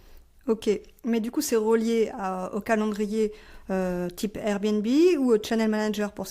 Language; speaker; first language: French; native; French